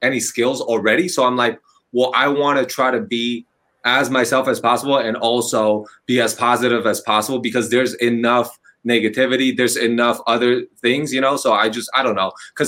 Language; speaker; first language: English; non-native, fluent; Chinese